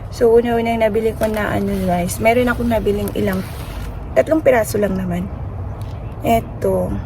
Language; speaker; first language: Filipino; native; Filipino